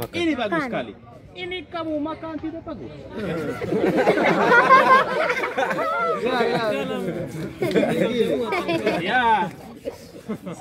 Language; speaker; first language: Indonesian; non-native, local second language; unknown